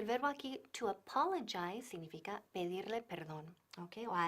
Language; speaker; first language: Spanish; non-native, fluent; English